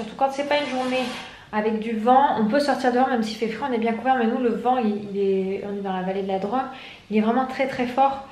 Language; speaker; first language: French; native; French